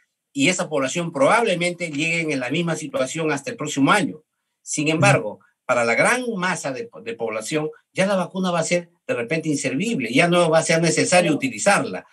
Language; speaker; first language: Spanish; native; Spanish